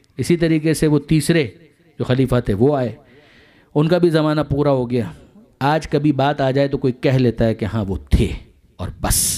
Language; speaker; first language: Urdu; non-native, local second language; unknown